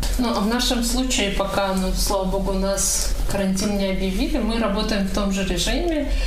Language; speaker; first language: Russian; non-native, local second language; Tajik